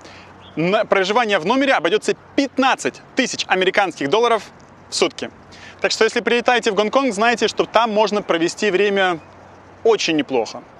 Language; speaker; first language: Russian; native; Russian